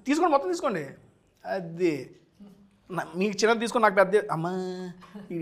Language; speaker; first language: Telugu; native; Telugu